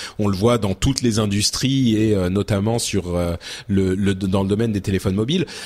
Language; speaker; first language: French; early bilingual, other home language; Arabic